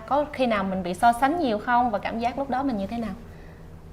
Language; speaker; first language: Vietnamese; native; Vietnamese